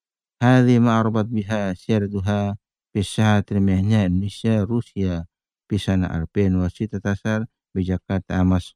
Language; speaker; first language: Arabic; non-native, fluent; Indonesian